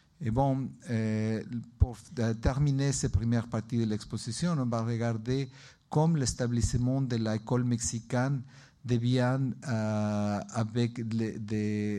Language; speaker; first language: French; non-native, learner; Spanish